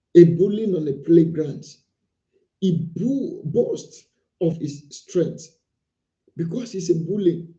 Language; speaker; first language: English; non-native, local second language; Yoruba